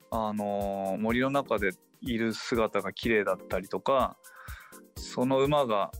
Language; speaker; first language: Japanese; native; Japanese